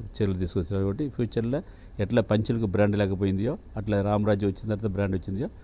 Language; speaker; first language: Telugu; non-native, local second language; Tamil